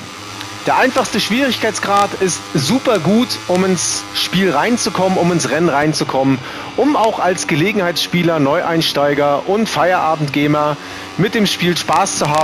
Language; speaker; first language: German; native; German